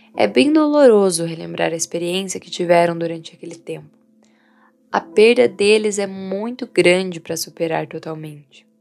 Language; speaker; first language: Portuguese; non-native, fluent; Vietnamese